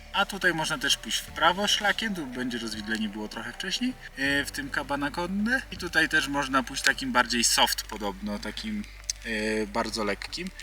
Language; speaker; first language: Polish; native; Polish